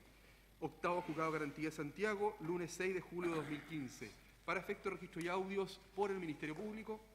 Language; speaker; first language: Spanish; native; Spanish